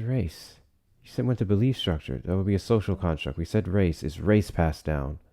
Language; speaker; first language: English; native; English